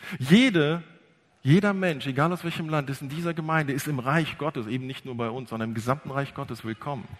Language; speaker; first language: German; early bilingual, other home language; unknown